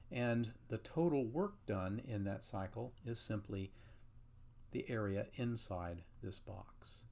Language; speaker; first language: English; native; English